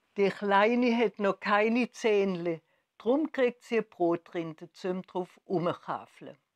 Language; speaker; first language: German; native; German